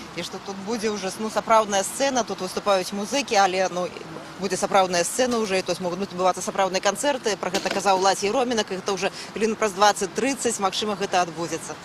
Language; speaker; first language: Belarusian; native; Belarusian